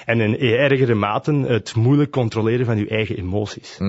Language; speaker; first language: Dutch; native; Dutch